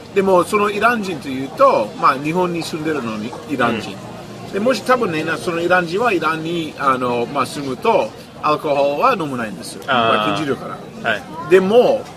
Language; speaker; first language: Japanese; non-native, fluent; English